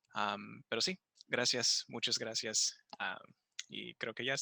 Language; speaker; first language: Spanish; early bilingual, heritage; Spanish